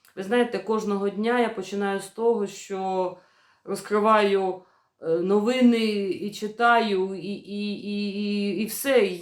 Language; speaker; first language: Ukrainian; non-native, local second language; Russian